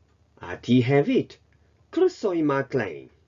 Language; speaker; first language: Welsh; non-native, fluent; Japanese